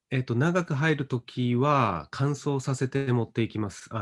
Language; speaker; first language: Japanese; native; Japanese